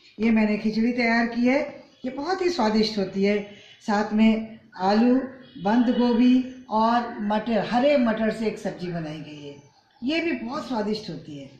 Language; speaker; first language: Hindi; non-native, local second language; Bangla